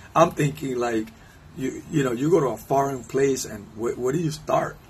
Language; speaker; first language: English; non-native, fluent; Spanish